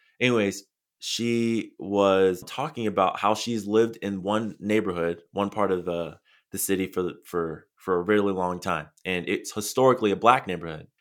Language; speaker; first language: English; native; English